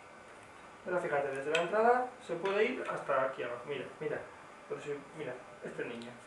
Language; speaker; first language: Spanish; native; Spanish